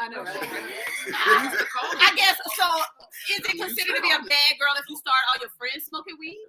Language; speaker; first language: English; native; English